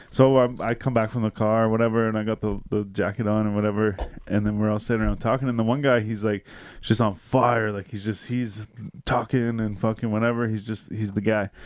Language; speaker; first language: English; native; English